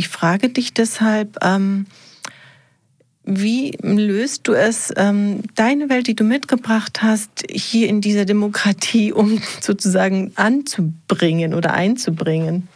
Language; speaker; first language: German; native; German